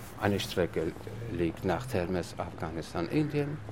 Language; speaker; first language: German; non-native, learner; Tajik